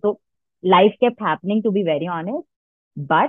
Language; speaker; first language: English; non-native, local second language; Hindi